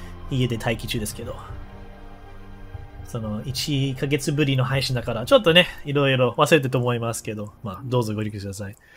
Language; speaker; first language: Japanese; non-native, fluent; English